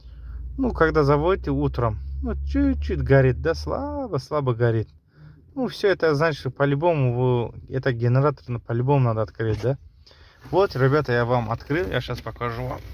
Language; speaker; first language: Russian; non-native, local second language; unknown